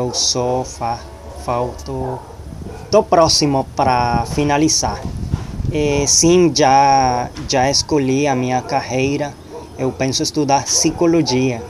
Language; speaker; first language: Portuguese; non-native, learner; Spanish